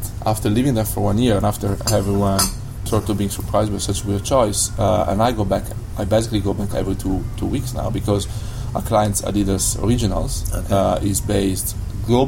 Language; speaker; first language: English; non-native, fluent; Italian